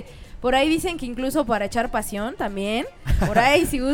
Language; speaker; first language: Spanish; native; Spanish